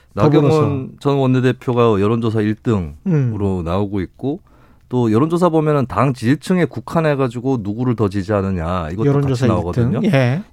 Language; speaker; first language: Korean; native; Korean